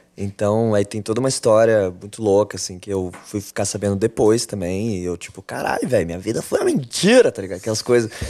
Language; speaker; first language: Portuguese; early bilingual, other home language; French